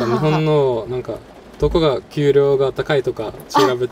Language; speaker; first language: Japanese; non-native, fluent; Norwegian